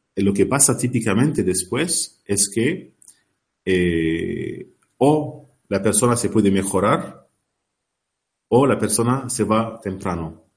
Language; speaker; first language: Spanish; non-native, learner; Arabic